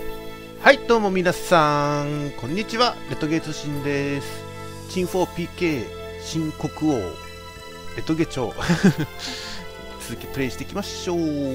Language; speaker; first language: Japanese; native; Japanese